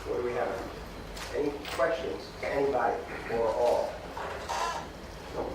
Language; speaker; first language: English; native; English